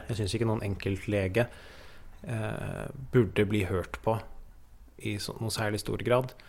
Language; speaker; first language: Norwegian; early bilingual, other home language; Persian